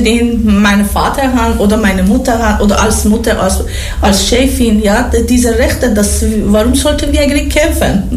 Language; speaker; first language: German; non-native, learner; Persian